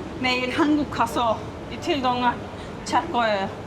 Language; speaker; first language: Korean; non-native, learner; Turkish